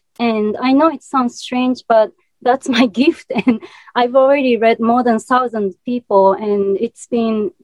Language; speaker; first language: English; non-native, fluent; Japanese